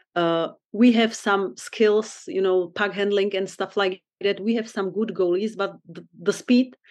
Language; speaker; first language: English; non-native, fluent; Czech